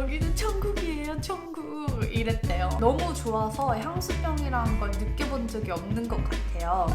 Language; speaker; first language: Korean; native; Korean